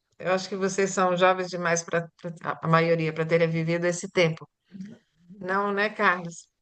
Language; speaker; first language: Portuguese; early bilingual, other home language; Italian